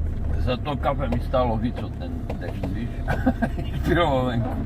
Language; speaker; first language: Czech; non-native, learner; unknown